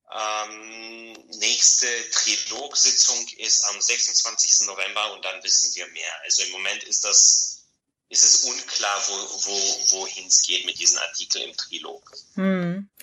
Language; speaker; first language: German; non-native, fluent; Bulgarian